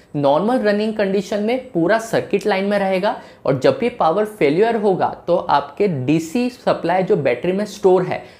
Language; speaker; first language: Hindi; native; Hindi